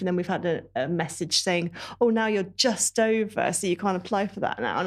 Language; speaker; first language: English; native; English